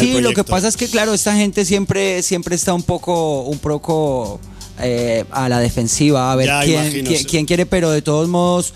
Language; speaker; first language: Spanish; native; Spanish